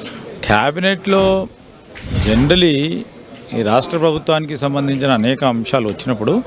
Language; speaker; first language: Telugu; native; Telugu